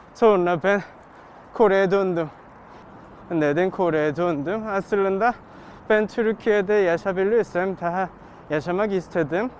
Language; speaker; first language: Turkish; non-native, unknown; Korean